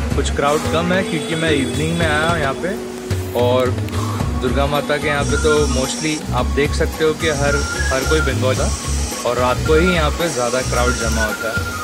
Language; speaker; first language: Hindi; non-native, local second language; Bangla